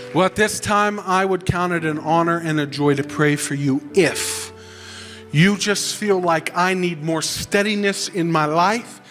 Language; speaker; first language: English; native; English